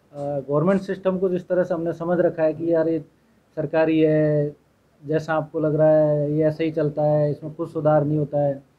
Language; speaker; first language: Hindi; native; Hindi